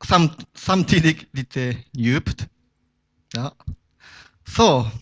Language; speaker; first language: Swedish; non-native, fluent; Japanese